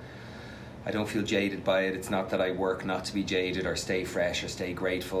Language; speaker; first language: English; native; English